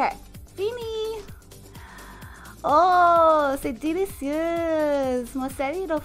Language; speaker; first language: French; non-native, learner; English